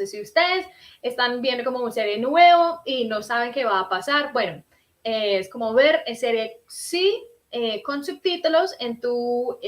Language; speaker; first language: Spanish; early bilingual, heritage; Spanish